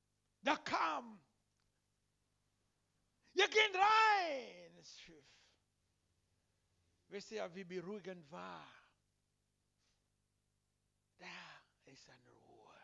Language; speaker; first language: German; non-native, learner; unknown